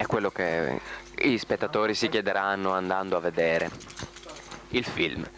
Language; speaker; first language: Italian; native; Italian